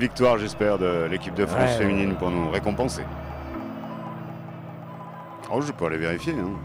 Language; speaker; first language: French; native; French